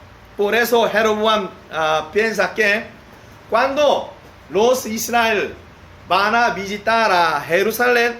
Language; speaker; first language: Spanish; non-native, learner; Korean